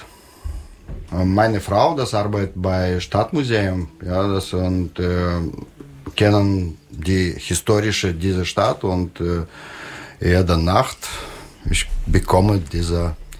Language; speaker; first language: German; non-native, learner; Russian